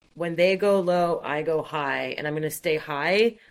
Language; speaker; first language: English; non-native, fluent; French